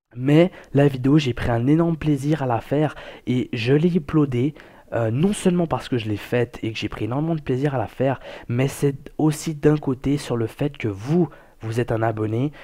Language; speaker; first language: French; native; French